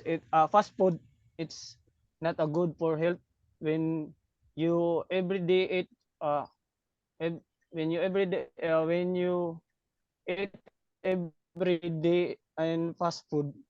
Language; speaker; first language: English; non-native, learner; Cebuano